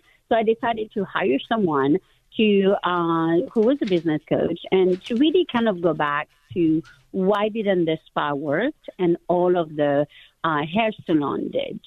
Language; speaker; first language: English; non-native, fluent; French